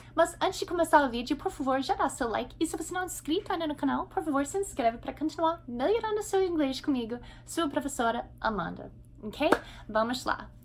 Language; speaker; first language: Portuguese; non-native, fluent; English